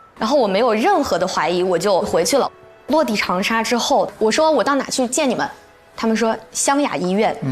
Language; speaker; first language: Chinese; native; Chinese